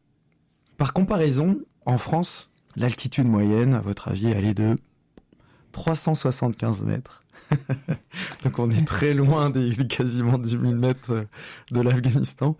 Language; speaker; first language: French; native; French